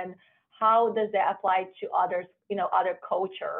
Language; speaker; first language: English; non-native, fluent; Portuguese